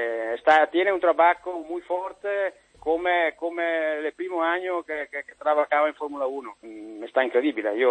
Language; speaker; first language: Spanish; non-native, learner; Italian